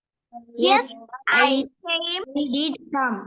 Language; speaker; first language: English; non-native, learner; Malayalam